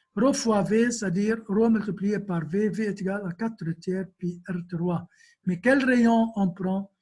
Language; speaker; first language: French; non-native, local second language; Arabic